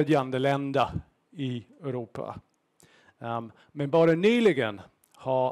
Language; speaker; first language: Swedish; non-native, fluent; English